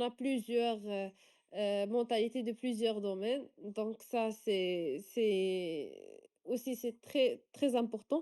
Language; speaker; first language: French; non-native, local second language; Arabic